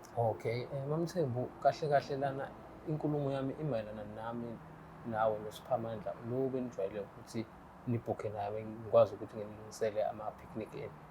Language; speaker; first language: Zulu; native; Zulu